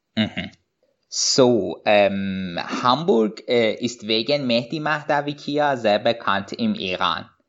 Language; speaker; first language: German; non-native, fluent; Persian